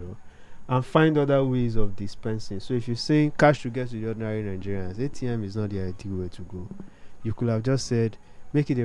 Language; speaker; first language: English; non-native, local second language; Yoruba